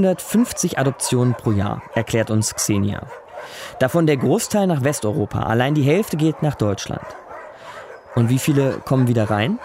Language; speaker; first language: German; native; German